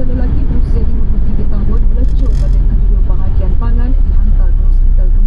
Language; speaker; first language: Malay; native; Malay